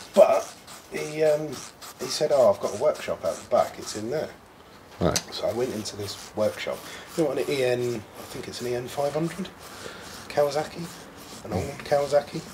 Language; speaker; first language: English; native; English